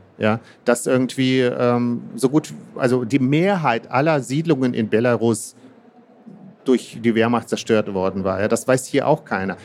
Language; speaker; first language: German; early bilingual, other home language; Russian